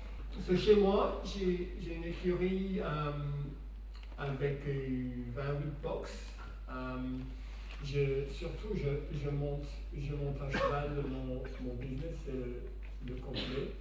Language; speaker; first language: French; non-native, fluent; English